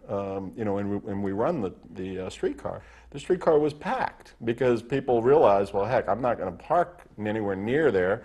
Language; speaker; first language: English; native; English